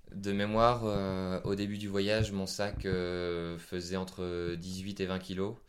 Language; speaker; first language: French; native; French